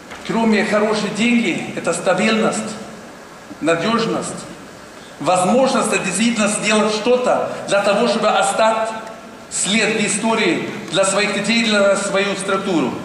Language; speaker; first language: Russian; non-native, learner; Swedish